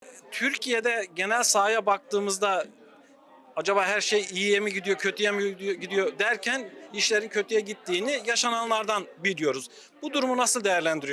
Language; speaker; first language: Turkish; native; Turkish